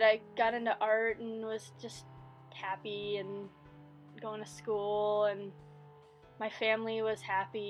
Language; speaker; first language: English; native; English